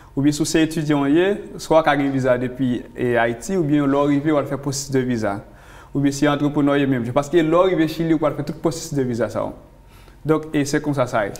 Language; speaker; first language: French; non-native, local second language; Haitian Creole